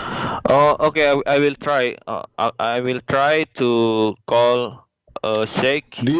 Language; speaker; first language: English; non-native, learner; Indonesian